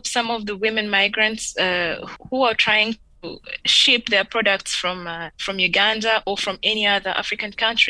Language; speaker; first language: English; non-native, local second language; Ganda